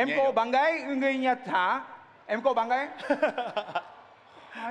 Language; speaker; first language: Vietnamese; non-native, learner; Japanese